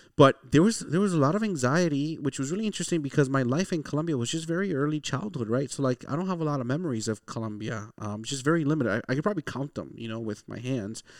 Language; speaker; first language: English; early bilingual, other home language; Spanish